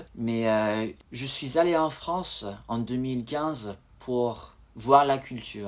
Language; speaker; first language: French; non-native, fluent; English